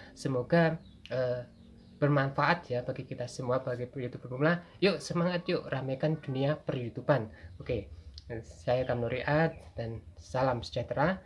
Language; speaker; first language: Indonesian; non-native, local second language; Javanese